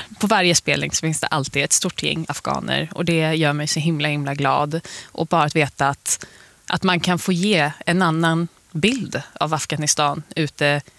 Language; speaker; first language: Swedish; early bilingual, other home language; Persian